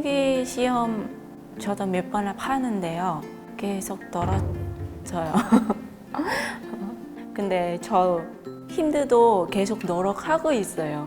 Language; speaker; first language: Korean; non-native, learner; Vietnamese